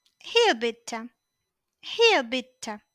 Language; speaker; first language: German; non-native, fluent; Ukrainian